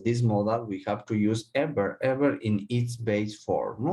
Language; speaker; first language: English; non-native, learner; Spanish